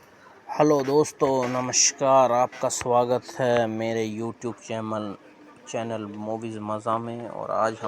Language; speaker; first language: Hindi; native; Hindi